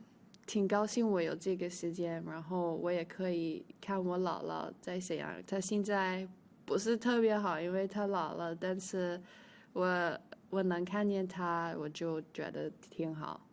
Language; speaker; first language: Chinese; early bilingual, heritage; English